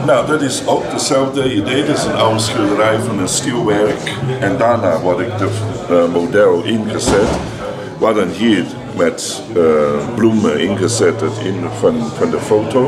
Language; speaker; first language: Dutch; non-native, learner; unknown